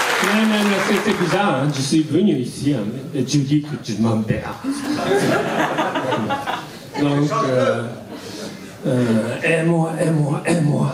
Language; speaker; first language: French; non-native, learner; Japanese